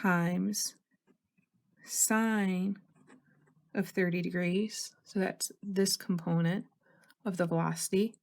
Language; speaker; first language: English; native; English